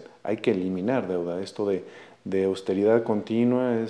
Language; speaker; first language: Spanish; native; Spanish